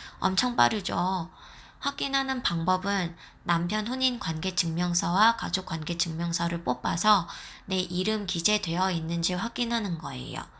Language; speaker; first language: Korean; non-native, fluent; Vietnamese